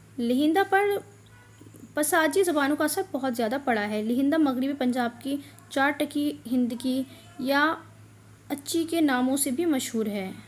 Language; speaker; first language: Urdu; native; Urdu